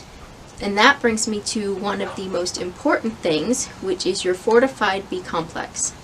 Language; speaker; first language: English; native; English